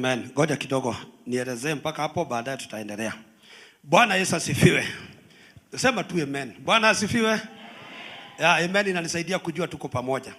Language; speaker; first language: Swahili; non-native, local second language; Kikuyu